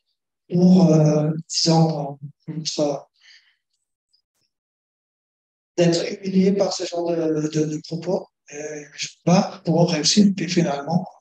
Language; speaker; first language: French; non-native, fluent; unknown